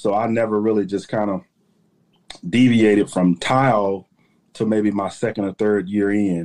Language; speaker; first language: English; native; English